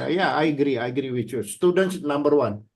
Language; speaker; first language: English; non-native, learner; Indonesian